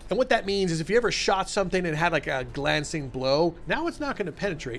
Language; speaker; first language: English; native; English